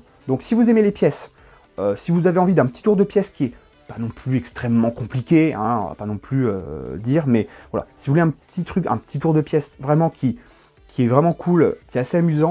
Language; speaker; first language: French; native; French